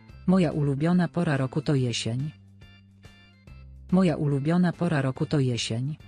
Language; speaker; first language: Polish; non-native, learner; Spanish